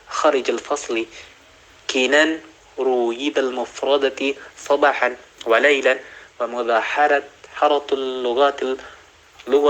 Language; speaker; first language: Arabic; non-native, learner; Indonesian